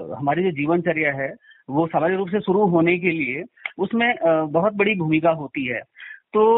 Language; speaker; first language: Hindi; native; Hindi